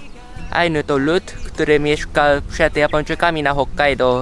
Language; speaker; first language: Polish; non-native, fluent; Japanese